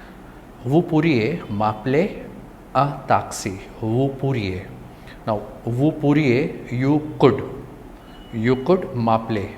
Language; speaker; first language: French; non-native, learner; Hindi